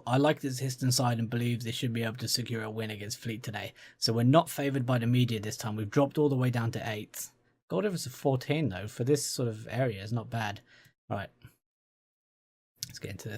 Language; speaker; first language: English; native; English